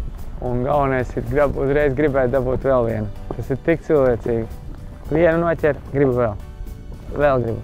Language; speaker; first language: Latvian; native; Latvian